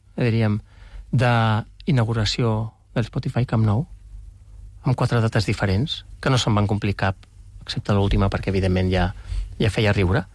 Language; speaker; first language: Catalan; native; Catalan